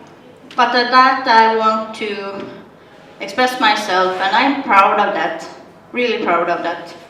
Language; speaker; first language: English; non-native, learner; Swedish